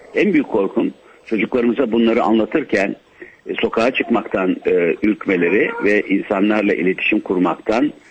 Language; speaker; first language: Turkish; native; Turkish